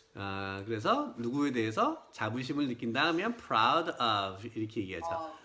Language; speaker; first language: Korean; native; Korean